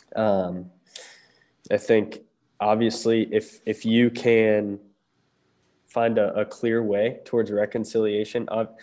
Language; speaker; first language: English; native; English